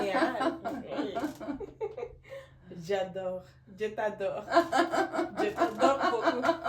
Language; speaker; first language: French; non-native, learner; Spanish